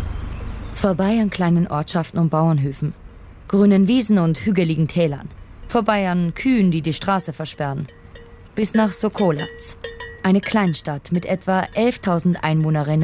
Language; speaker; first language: German; native; German